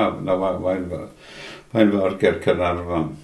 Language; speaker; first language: Welsh; native; Welsh